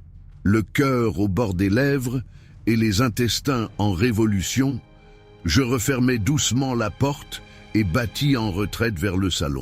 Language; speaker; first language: French; native; French